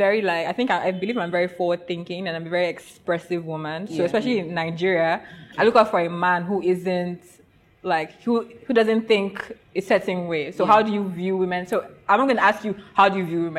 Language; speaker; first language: English; non-native, local second language; Igbo